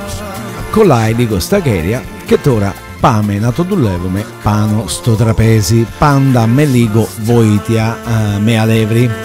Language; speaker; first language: Greek; non-native, learner; Italian